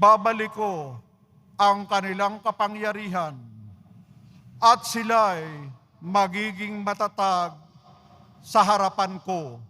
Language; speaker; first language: Filipino; native; Filipino